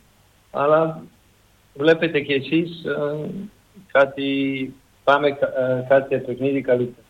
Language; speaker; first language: Greek; non-native, learner; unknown